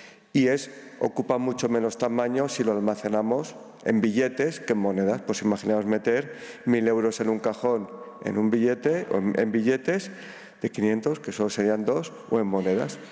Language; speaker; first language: Spanish; native; Spanish